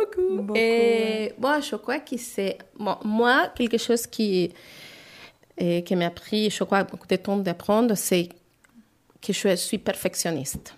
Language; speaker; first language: French; non-native, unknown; Spanish